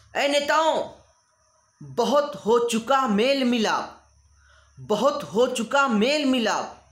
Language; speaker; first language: Hindi; native; Hindi